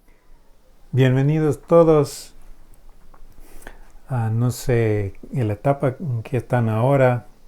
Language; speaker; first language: Spanish; non-native, fluent; English